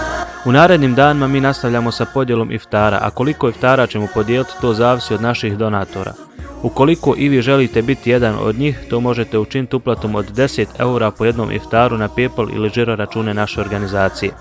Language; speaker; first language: Bosnian; native; Bosnian